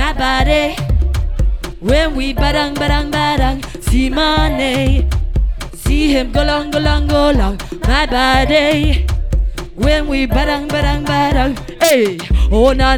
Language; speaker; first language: English; native; English